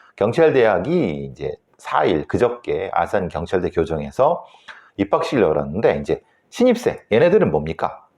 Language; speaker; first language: Korean; native; Korean